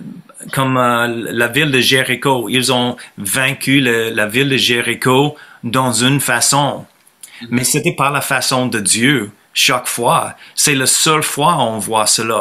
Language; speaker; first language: French; non-native, fluent; English